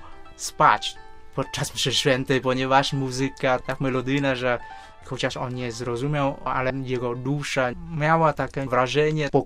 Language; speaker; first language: Polish; non-native, fluent; Vietnamese